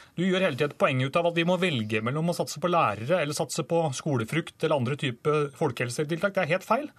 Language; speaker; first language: Norwegian; native; Norwegian